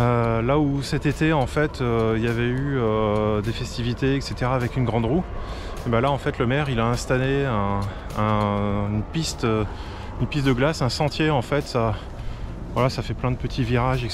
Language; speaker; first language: French; native; French